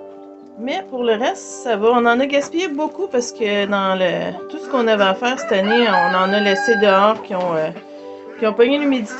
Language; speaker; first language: French; native; French